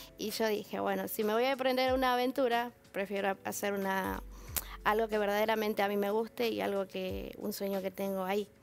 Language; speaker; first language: Spanish; native; Spanish